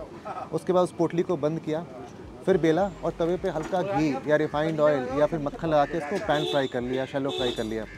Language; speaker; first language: Hindi; native; Hindi